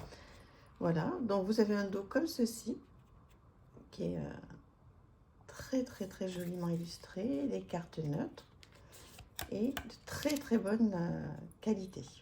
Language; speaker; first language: French; native; French